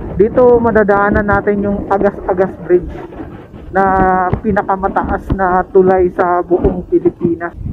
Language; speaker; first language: Filipino; non-native, local second language; Waray